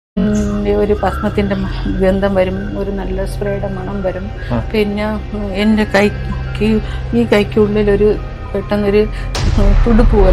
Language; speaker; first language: Malayalam; native; Malayalam